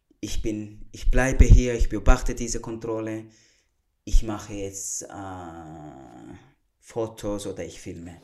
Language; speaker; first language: German; non-native, fluent; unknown